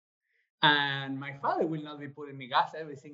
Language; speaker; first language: English; non-native, fluent; Spanish